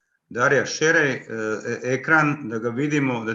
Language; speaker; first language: Croatian; native; Croatian